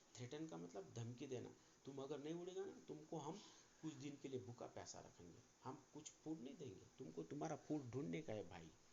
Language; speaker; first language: Hindi; non-native, local second language; Marathi